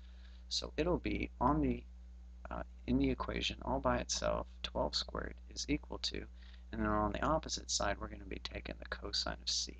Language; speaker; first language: English; native; English